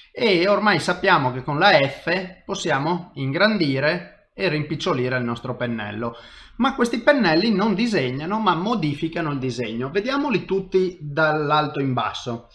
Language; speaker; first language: Italian; native; Italian